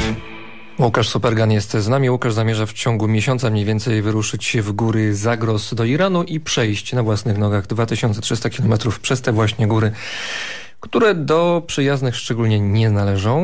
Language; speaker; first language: Polish; native; Polish